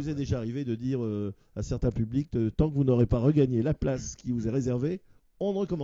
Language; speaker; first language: French; native; French